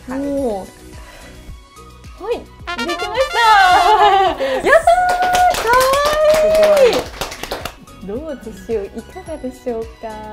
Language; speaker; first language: Japanese; native; Japanese